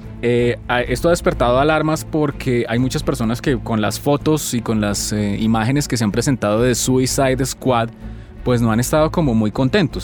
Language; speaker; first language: Spanish; native; Spanish